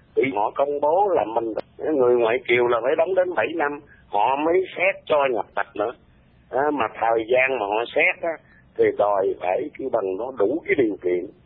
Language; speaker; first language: Vietnamese; early bilingual, heritage; Vietnamese